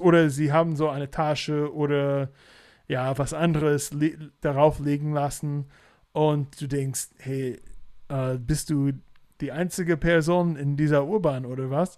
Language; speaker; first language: German; non-native, fluent; English